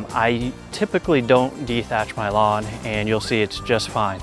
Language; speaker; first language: English; native; English